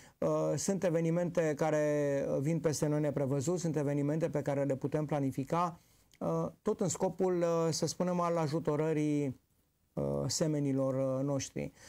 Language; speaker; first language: Romanian; native; Romanian